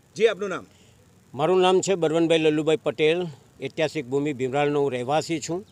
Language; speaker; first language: Gujarati; native; Gujarati